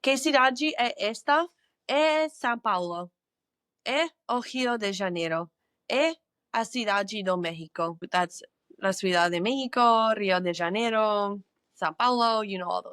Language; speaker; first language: Portuguese; non-native, learner; English